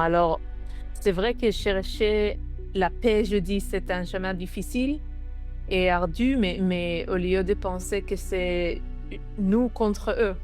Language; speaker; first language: French; non-native, learner; Hebrew